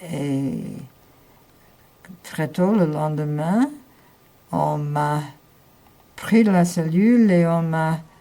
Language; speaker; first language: French; non-native, fluent; English